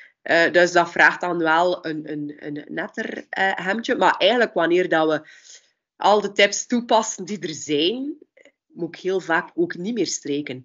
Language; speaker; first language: Dutch; native; Dutch